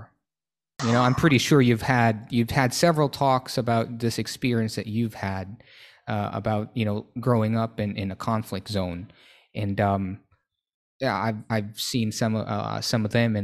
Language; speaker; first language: English; non-native, local second language; Filipino